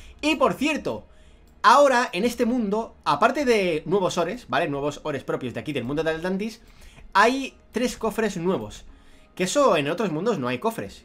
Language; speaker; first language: Spanish; native; Spanish